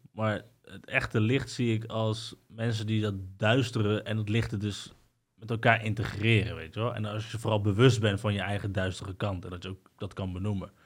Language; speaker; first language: Dutch; early bilingual, other home language; Spanish